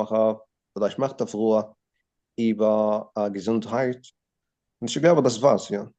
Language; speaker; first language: German; non-native, learner; Arabic